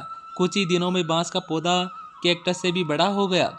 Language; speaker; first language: Hindi; native; Hindi